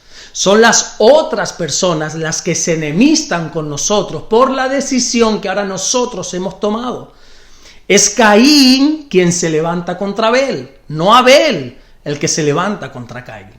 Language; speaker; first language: Spanish; native; Spanish